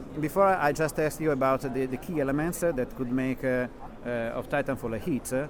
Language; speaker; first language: English; non-native, fluent; Italian